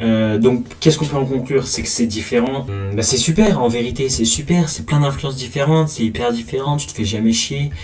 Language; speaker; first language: French; native; French